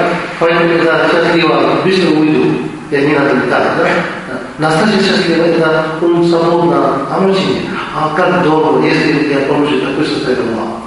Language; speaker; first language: Russian; non-native, learner; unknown